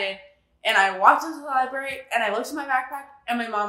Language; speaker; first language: English; native; English